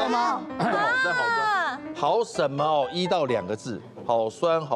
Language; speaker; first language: Chinese; native; Chinese